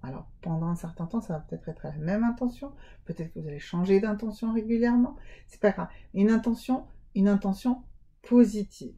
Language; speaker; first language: French; native; French